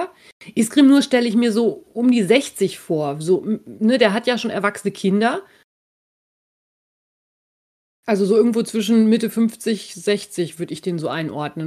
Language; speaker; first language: German; native; German